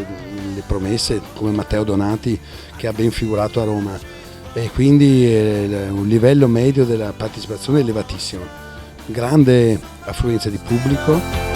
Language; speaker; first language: Italian; native; Italian